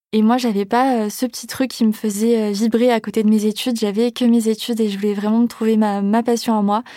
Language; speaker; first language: French; native; French